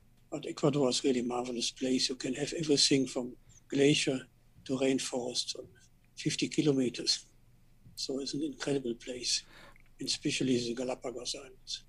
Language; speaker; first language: English; non-native, fluent; German